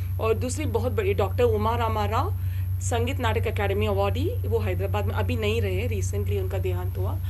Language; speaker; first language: Hindi; non-native, local second language; Telugu